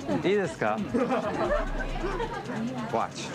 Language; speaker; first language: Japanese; early bilingual, heritage; English